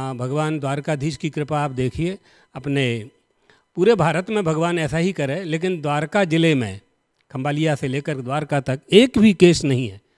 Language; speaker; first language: Hindi; native; Hindi